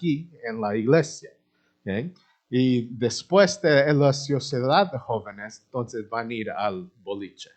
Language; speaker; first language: Spanish; early bilingual, heritage; Spanish